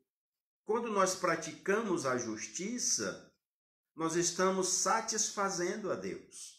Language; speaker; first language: Portuguese; native; Portuguese